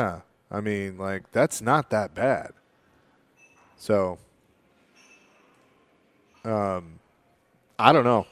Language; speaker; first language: English; native; English